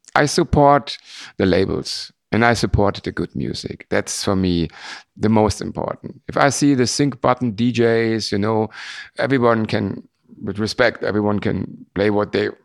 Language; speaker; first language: English; non-native, fluent; German